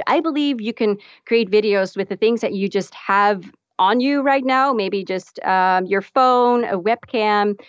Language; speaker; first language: English; non-native, fluent; Dutch